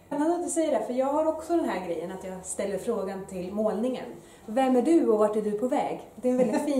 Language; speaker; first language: Swedish; early bilingual, other home language; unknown